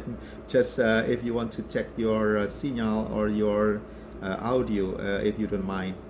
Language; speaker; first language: English; non-native, learner; Indonesian